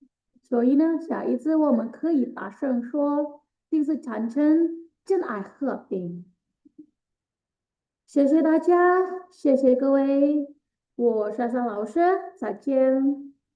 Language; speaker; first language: Chinese; non-native, fluent; Indonesian